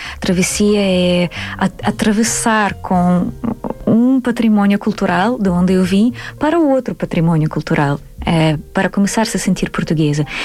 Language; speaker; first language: Portuguese; non-native, fluent; Russian